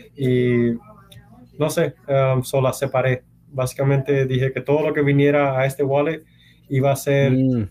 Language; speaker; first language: Spanish; early bilingual, heritage; Spanish